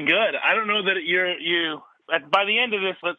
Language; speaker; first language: English; native; English